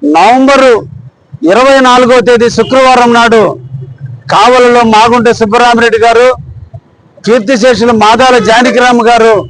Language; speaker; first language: Telugu; native; Telugu